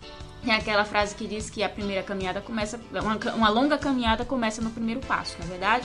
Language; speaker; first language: Portuguese; native; Portuguese